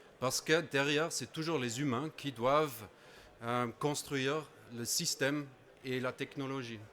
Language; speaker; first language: French; non-native, local second language; German